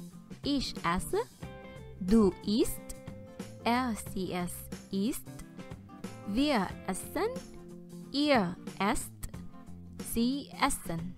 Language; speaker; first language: German; non-native, fluent; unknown